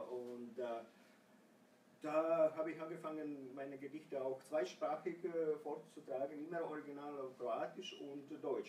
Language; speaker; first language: German; non-native, fluent; Croatian